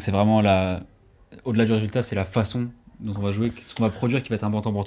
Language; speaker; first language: French; native; French